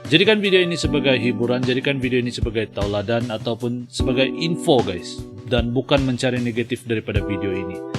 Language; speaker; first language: Malay; native; Malay